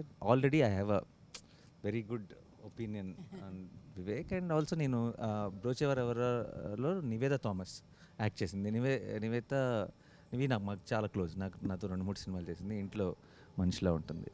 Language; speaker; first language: Telugu; native; Telugu